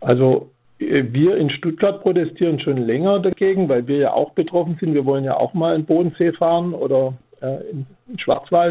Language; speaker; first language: German; native; German